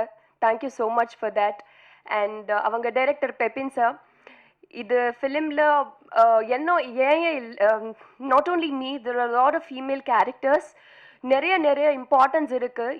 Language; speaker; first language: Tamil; non-native, fluent; Telugu